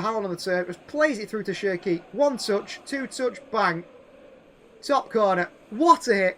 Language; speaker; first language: English; native; English